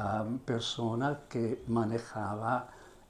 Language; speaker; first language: Spanish; non-native, fluent; German